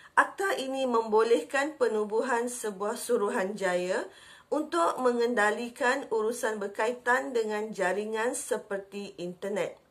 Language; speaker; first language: Malay; native; Malay